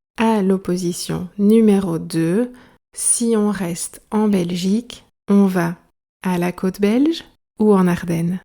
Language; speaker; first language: French; native; French